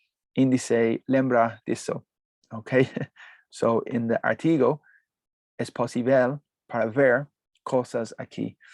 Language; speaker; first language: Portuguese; non-native, learner; English